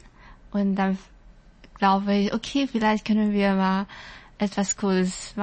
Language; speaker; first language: German; non-native, learner; Chinese